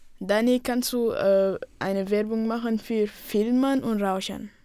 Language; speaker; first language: German; non-native, learner; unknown